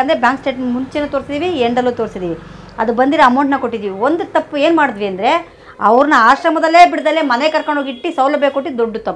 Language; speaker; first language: Kannada; native; Kannada